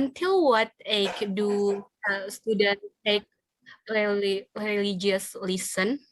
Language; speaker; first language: English; non-native, learner; Indonesian